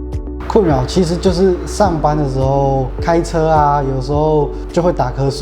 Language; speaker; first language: Chinese; native; Chinese